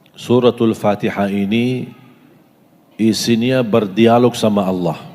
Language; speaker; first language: Indonesian; non-native, fluent; Arabic